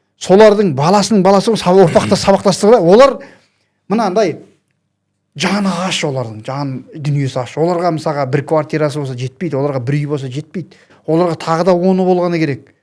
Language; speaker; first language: Kazakh; native; Kazakh